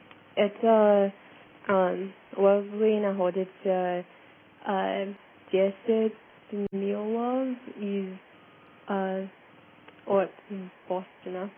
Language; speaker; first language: Russian; non-native, learner; English